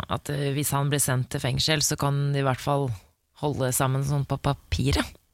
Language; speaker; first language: Norwegian; early bilingual, other home language; English